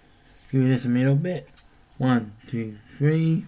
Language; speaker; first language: English; native; English